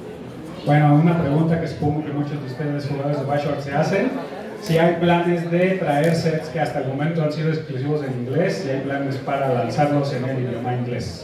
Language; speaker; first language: Spanish; native; Spanish